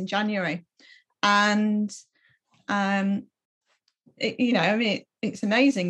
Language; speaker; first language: English; native; English